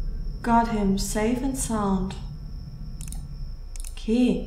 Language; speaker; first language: English; non-native, learner; German